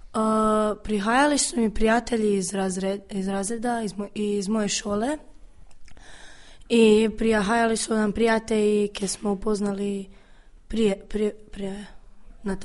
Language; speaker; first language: Slovenian; early bilingual, heritage; Croatian